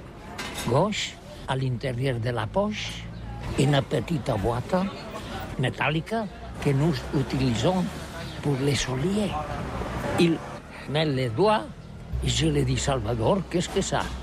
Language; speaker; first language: French; non-native, learner; Catalan